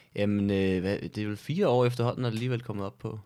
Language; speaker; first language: Danish; native; Danish